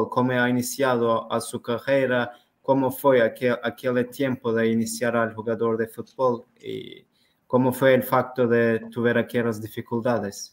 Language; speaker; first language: Spanish; non-native, learner; Turkish